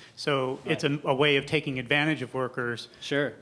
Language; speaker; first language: English; native; English